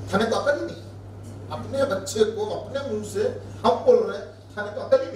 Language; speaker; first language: Hindi; non-native, local second language; Marathi